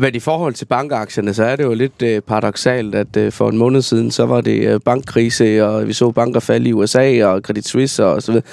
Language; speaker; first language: Danish; native; Danish